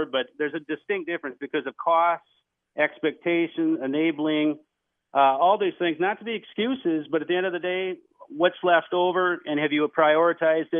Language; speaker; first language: English; native; English